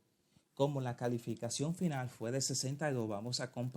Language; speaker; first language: Spanish; native; Spanish